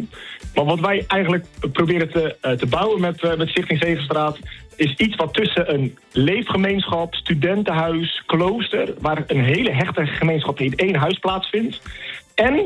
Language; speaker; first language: Dutch; native; Dutch